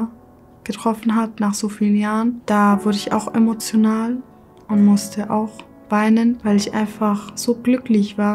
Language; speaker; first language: German; early bilingual, other home language; Kurdish